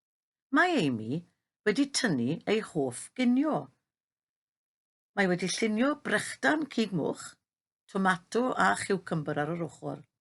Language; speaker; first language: Welsh; native; Welsh